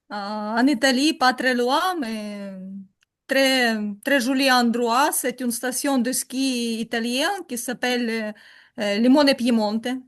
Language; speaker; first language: French; non-native, learner; Ukrainian